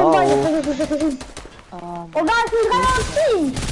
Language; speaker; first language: German; non-native, local second language; Luxembourgish